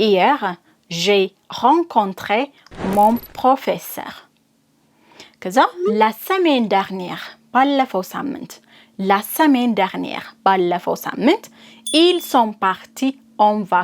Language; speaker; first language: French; non-native, fluent; Amharic